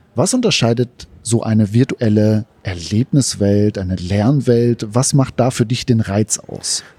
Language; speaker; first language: German; native; German